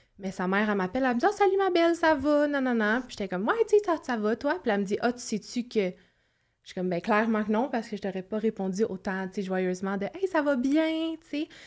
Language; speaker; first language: French; native; French